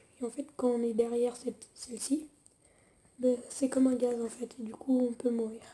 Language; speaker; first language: French; native; French